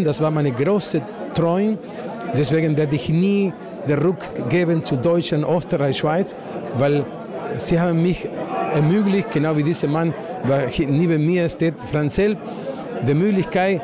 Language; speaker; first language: German; non-native, fluent; Spanish